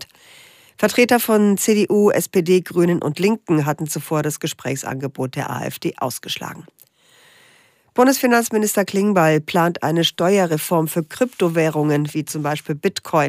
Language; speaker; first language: German; native; German